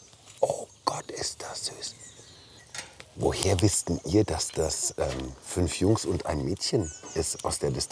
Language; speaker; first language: German; native; German